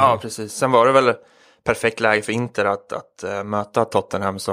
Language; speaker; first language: Swedish; native; Swedish